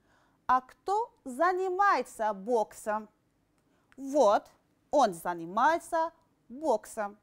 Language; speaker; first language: Russian; non-native, fluent; Arabic